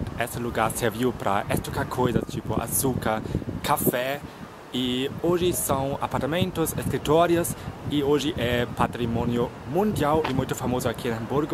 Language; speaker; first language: Portuguese; non-native, fluent; German